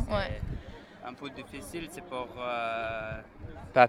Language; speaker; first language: French; non-native, learner; Persian